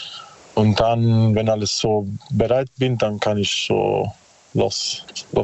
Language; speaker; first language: German; non-native, learner; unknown